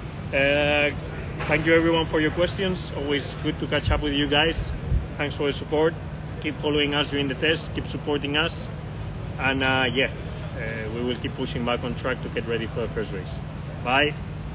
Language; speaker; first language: English; non-native, fluent; Spanish